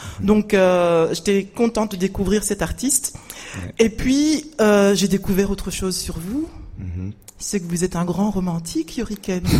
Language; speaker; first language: French; native; French